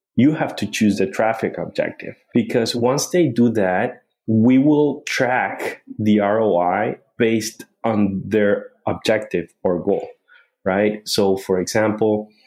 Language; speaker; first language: English; non-native, fluent; Spanish